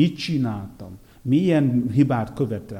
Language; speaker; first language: Hungarian; non-native, fluent; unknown